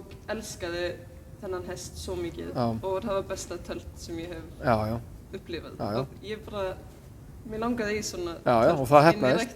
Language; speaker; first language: Icelandic; non-native, fluent; Swedish